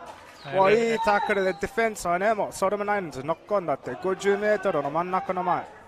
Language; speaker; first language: Japanese; non-native, learner; English